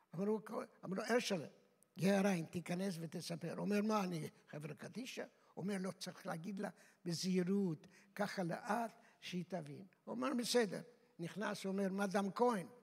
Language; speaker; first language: Hebrew; non-native, fluent; Yiddish